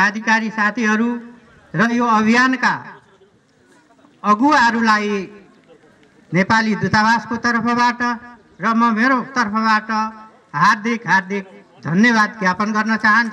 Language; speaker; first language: Nepali; native; Nepali